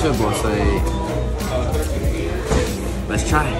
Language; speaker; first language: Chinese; non-native, learner; English